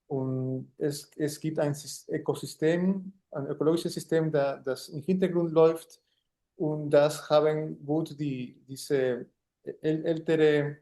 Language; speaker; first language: German; non-native, fluent; Spanish